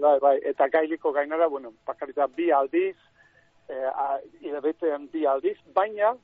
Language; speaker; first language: Basque; non-native, fluent; English